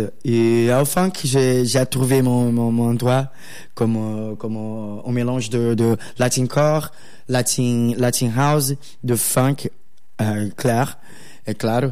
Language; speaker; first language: French; non-native, learner; Portuguese